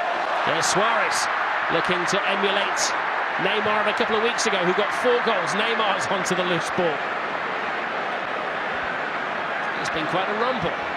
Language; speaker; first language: English; native; English